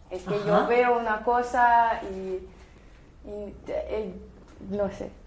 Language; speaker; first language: Spanish; non-native, learner; Bulgarian